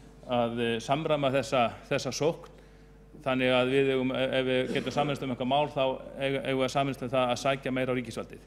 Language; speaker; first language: Icelandic; native; Icelandic